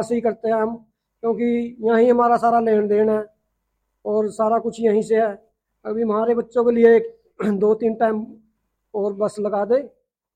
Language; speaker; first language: Hindi; native; Hindi